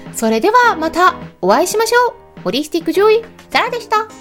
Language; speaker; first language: Japanese; native; Japanese